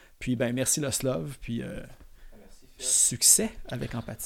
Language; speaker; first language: French; native; French